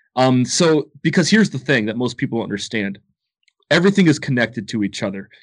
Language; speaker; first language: English; native; English